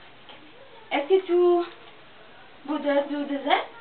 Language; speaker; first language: French; non-native, learner; English